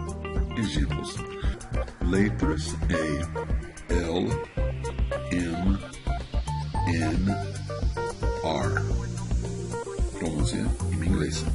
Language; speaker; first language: Portuguese; non-native, learner; English